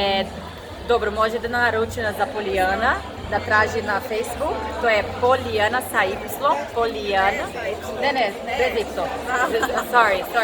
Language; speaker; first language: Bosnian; non-native, learner; Portuguese